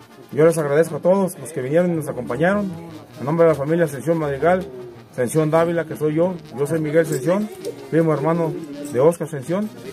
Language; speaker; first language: Spanish; native; Spanish